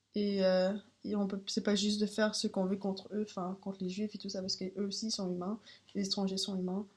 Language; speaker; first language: French; non-native, learner; Danish